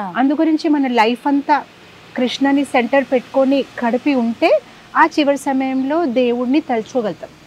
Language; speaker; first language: Telugu; non-native, fluent; Gujarati